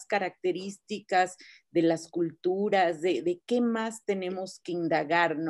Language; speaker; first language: Spanish; native; Spanish